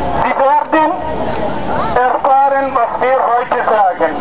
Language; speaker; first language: German; non-native, fluent; Arabic